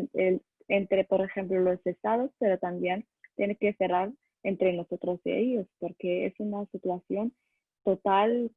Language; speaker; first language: Spanish; non-native, learner; Arabic